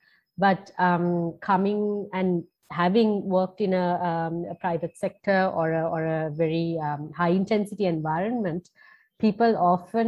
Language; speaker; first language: English; non-native, local second language; Sinhala